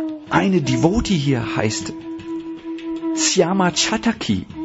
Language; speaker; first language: German; native; German